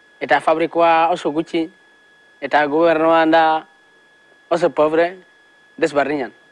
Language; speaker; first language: Basque; non-native, learner; Wolof